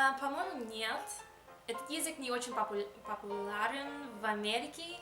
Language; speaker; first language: Russian; non-native, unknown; English